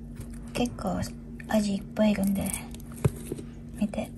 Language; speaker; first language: Japanese; non-native, learner; Filipino